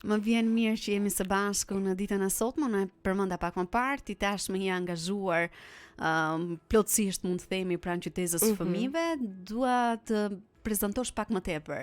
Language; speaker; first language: Albanian; native; Albanian